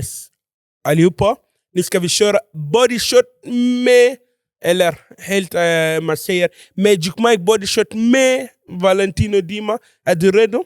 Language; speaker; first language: Swedish; non-native, fluent; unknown